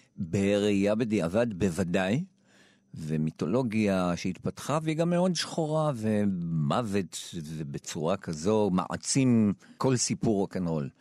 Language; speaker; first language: Hebrew; native; Hebrew